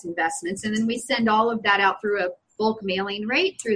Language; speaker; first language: English; native; English